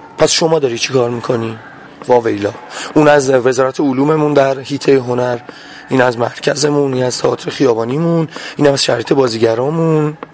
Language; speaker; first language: Persian; non-native, local second language; Azerbaijani